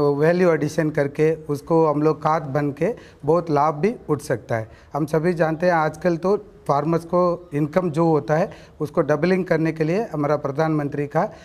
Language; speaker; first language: Hindi; non-native, local second language; Kannada